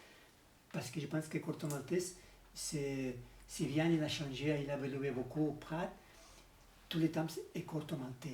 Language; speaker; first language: French; non-native, learner; Spanish